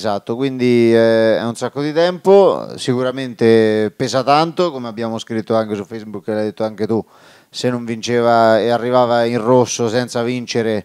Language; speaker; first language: Italian; native; Italian